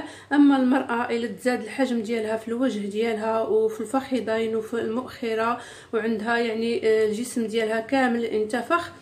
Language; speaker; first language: Arabic; native; Arabic